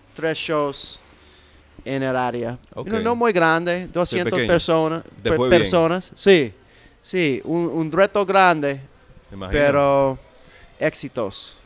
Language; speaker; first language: Spanish; non-native, learner; English